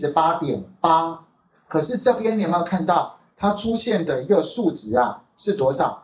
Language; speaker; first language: Chinese; native; Chinese